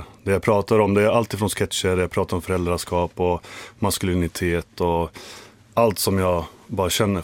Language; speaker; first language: Swedish; early bilingual, other home language; Finnish